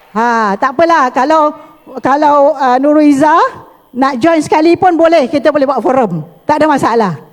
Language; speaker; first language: Malay; native; Malay